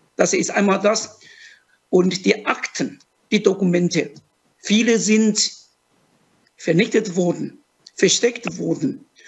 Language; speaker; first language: German; non-native, fluent; Chinese